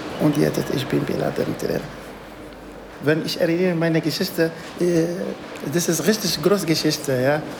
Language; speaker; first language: German; non-native, learner; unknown